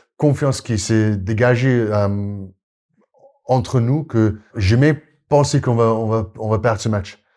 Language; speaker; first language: French; non-native, fluent; Afrikaans